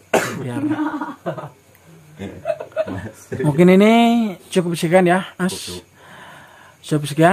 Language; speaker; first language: Indonesian; native; Indonesian